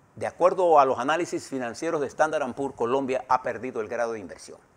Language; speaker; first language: Spanish; native; Spanish